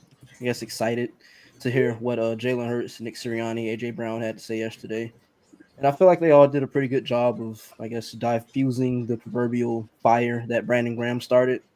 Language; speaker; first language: English; native; English